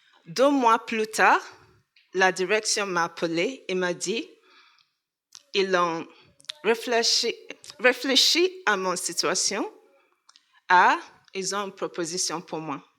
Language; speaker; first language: French; non-native, learner; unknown